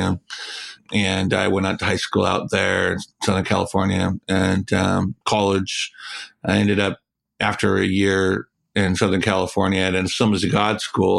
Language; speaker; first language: English; native; English